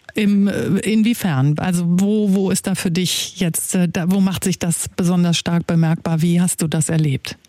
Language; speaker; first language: German; native; German